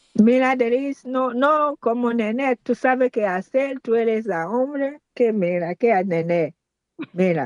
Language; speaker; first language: Spanish; non-native, learner; Haitian Creole